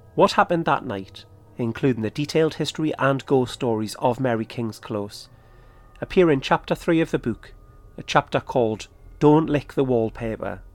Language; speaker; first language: English; native; English